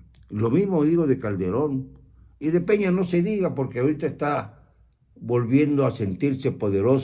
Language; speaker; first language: Spanish; native; Spanish